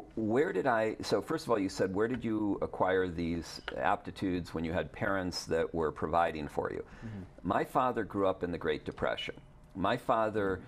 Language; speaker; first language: English; native; English